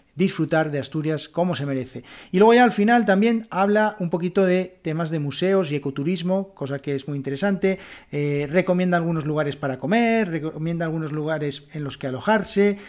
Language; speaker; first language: Spanish; native; Spanish